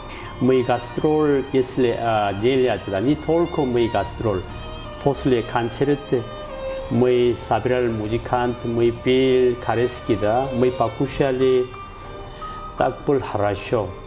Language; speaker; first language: Russian; non-native, learner; Korean